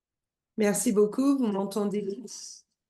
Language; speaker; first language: French; non-native, fluent; Turkish